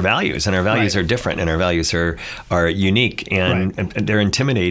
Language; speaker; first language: English; native; English